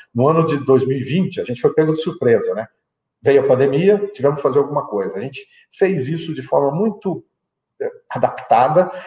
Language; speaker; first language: Portuguese; native; Portuguese